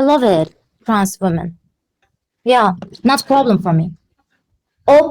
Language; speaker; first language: English; non-native, learner; Turkish